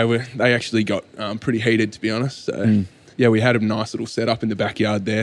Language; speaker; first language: English; native; English